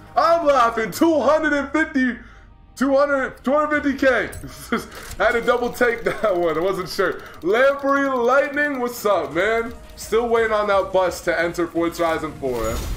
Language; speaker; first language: English; native; English